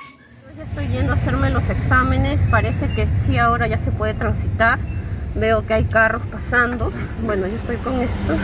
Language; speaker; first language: Spanish; native; Spanish